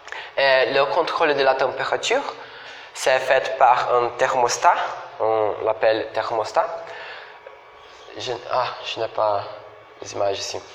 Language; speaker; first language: French; non-native, fluent; Portuguese